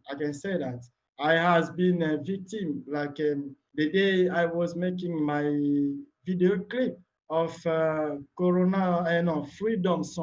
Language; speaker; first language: English; non-native, learner; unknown